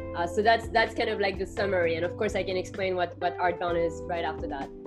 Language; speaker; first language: English; non-native, fluent; French